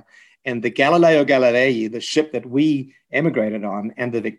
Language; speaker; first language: English; native; English